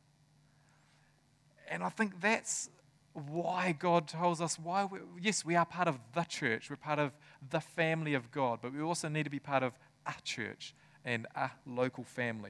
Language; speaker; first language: English; native; English